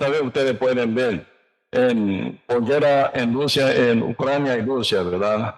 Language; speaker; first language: Spanish; non-native, learner; Korean